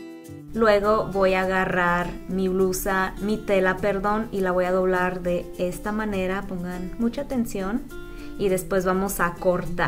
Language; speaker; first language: Spanish; native; Spanish